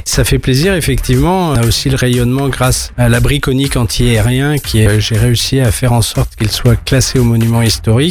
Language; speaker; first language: French; native; French